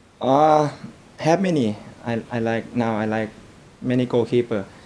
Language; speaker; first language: English; non-native, learner; Thai